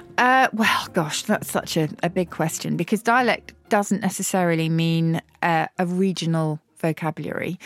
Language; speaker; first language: English; native; English